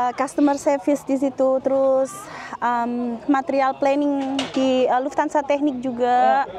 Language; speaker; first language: Indonesian; native; Indonesian